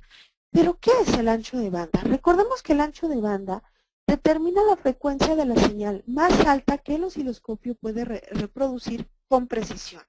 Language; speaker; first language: Spanish; native; Spanish